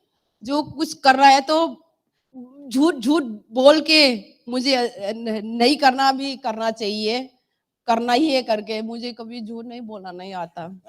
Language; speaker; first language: Hindi; non-native, local second language; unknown